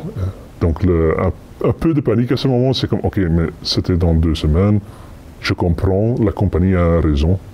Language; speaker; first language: French; non-native, fluent; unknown